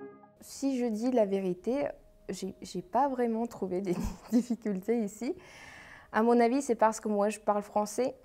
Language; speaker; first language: French; non-native, fluent; Armenian